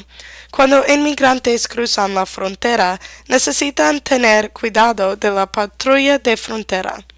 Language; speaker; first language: Spanish; non-native, learner; English